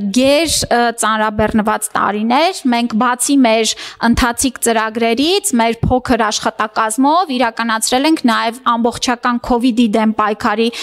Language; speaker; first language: Armenian; native; Armenian